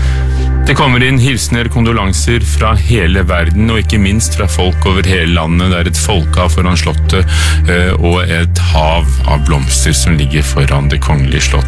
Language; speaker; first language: Norwegian; native; Norwegian